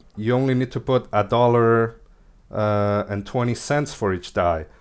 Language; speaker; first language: English; early bilingual, other home language; Spanish